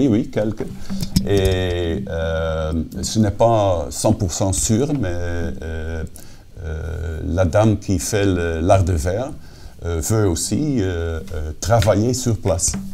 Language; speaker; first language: French; non-native, fluent; Dutch